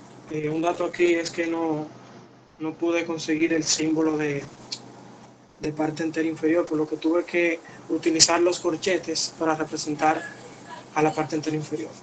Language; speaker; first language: Spanish; native; Spanish